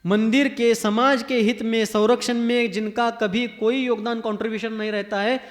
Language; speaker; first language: Hindi; non-native, local second language; Marathi